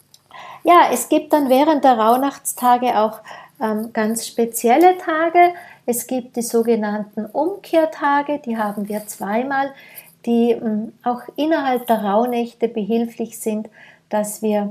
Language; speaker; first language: German; native; German